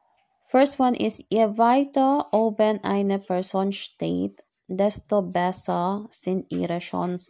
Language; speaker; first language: German; non-native, learner; Filipino